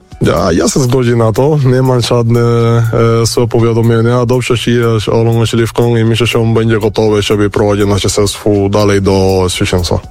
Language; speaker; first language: Polish; non-native, fluent; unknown